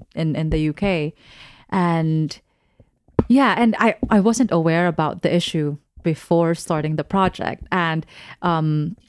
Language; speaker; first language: English; non-native, local second language; Filipino